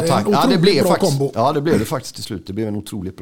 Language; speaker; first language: Swedish; native; Swedish